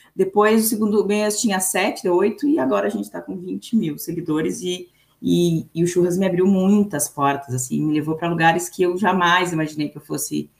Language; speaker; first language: Portuguese; native; Portuguese